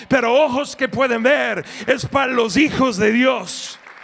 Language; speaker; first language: Spanish; non-native, fluent; English